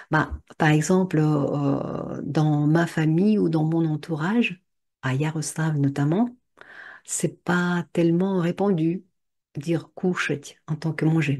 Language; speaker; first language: French; non-native, fluent; Russian